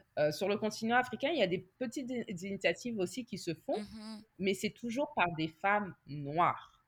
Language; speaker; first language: French; native; French